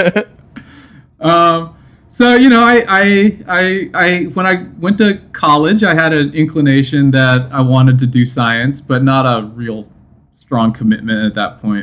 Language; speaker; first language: English; native; English